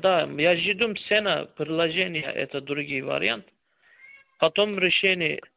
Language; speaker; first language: Russian; non-native, learner; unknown